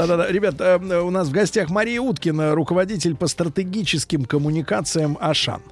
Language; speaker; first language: Russian; native; Russian